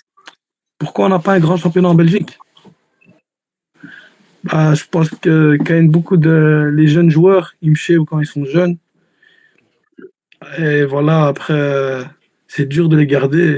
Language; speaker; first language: French; early bilingual, heritage; Arabic